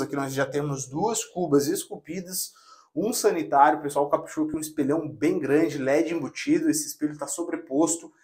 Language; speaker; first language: Portuguese; native; Portuguese